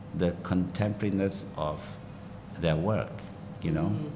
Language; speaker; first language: English; non-native, local second language; Min Nan Chinese